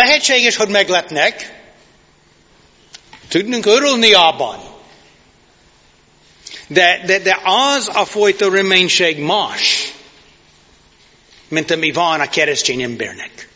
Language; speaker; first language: Hungarian; non-native, fluent; English